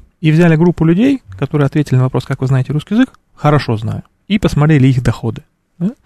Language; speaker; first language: Russian; native; Russian